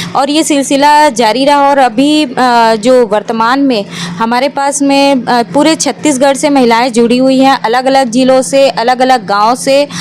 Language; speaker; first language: Hindi; native; Hindi